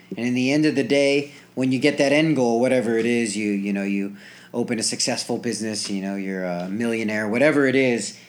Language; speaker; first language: English; native; English